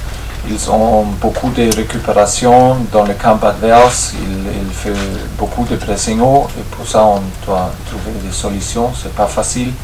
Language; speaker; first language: French; non-native, fluent; German